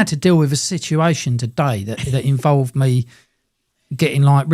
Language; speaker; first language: English; native; English